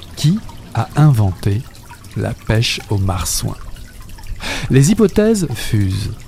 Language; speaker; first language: French; native; French